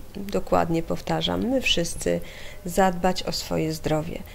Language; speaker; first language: Polish; native; Polish